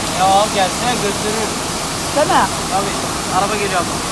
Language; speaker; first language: Turkish; native; Turkish